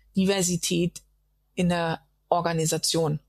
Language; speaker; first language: German; native; German